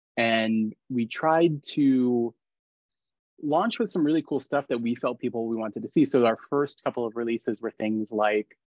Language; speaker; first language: English; native; English